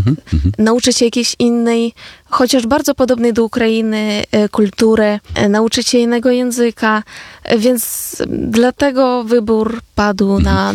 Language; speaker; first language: Polish; non-native, fluent; Ukrainian